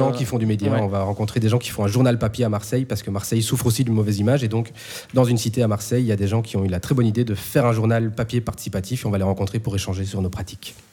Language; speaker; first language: French; native; French